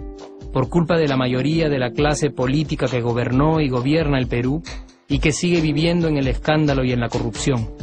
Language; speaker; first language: Spanish; native; Spanish